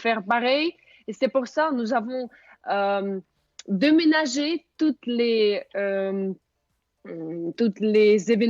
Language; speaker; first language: French; non-native, fluent; Russian